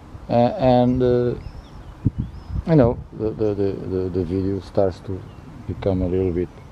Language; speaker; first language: English; non-native, fluent; Portuguese